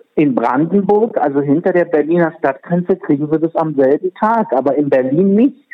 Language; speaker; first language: German; non-native, fluent; Czech